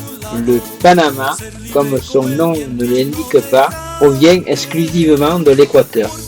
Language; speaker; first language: French; native; French